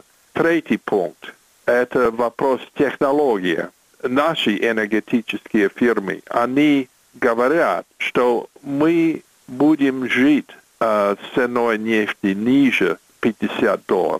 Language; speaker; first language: Russian; non-native, fluent; English